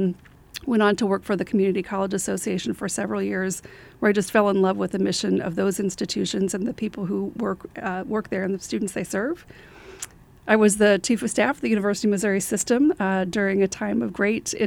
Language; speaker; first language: English; native; English